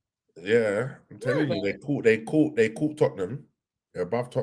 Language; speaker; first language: English; native; English